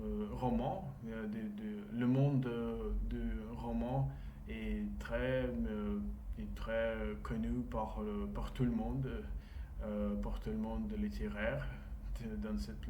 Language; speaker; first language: French; non-native, learner; Russian